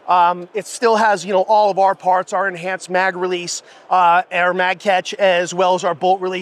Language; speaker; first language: English; native; English